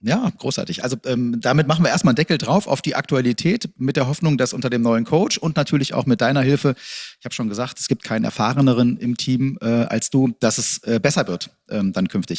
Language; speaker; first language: German; native; German